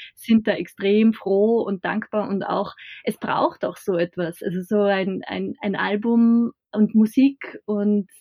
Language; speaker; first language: German; native; German